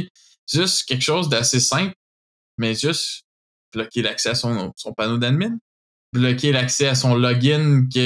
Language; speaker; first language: French; native; French